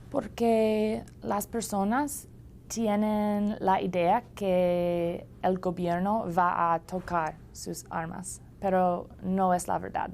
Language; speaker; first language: Spanish; non-native, learner; English